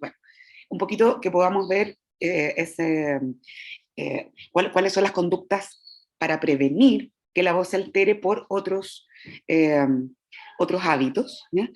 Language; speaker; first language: Spanish; native; Spanish